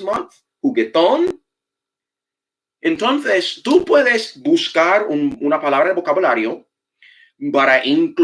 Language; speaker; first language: Spanish; non-native, fluent; English